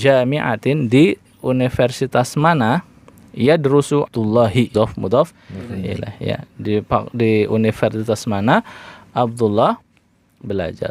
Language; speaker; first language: Indonesian; native; Indonesian